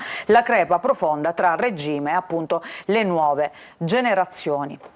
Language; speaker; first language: Italian; native; Italian